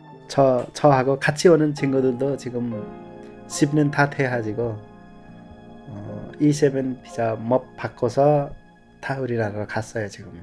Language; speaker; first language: Korean; non-native, learner; Nepali